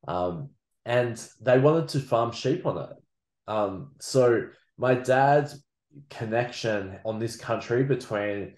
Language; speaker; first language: English; native; English